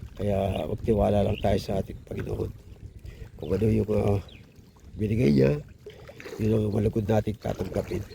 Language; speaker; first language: Filipino; non-native, local second language; Pampanga